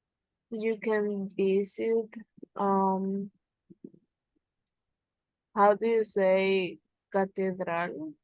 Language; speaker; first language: English; non-native, learner; Spanish